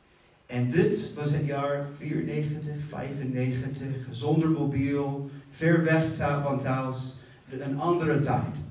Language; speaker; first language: Dutch; non-native, fluent; English